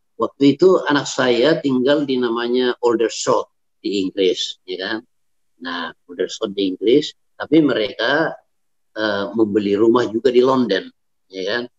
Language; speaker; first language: Indonesian; non-native, local second language; Batak Toba